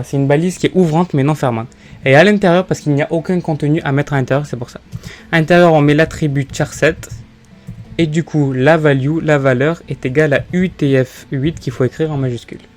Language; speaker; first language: French; native; French